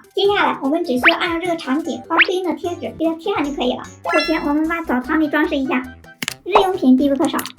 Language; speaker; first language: Chinese; native; Chinese